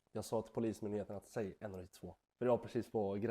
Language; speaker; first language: Swedish; native; Swedish